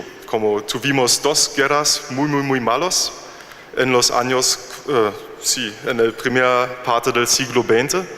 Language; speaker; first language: Spanish; non-native, fluent; German